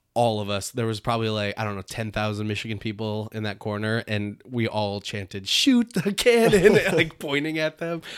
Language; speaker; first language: English; native; English